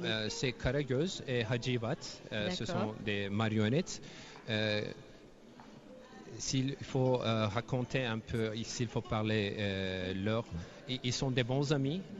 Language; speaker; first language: French; non-native, fluent; Turkish